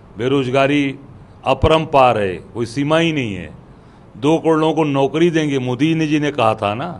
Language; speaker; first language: Hindi; native; Hindi